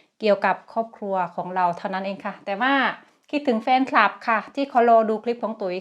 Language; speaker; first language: Thai; native; Thai